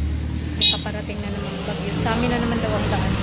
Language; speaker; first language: Filipino; native; Filipino